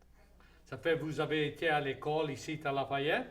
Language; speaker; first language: French; native; French